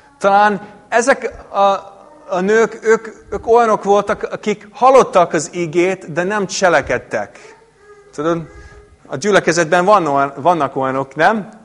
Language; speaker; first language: Hungarian; non-native, fluent; English